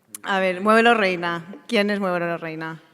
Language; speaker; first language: Spanish; native; Spanish